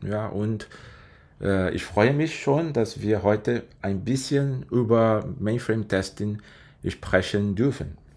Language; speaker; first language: German; non-native, fluent; Portuguese